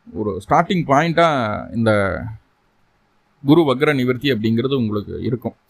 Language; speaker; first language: Tamil; native; Tamil